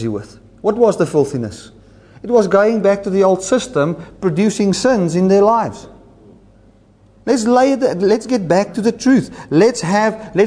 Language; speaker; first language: English; non-native, local second language; Afrikaans